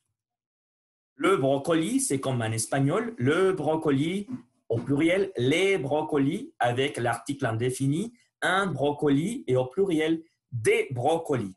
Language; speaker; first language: French; non-native, learner; Spanish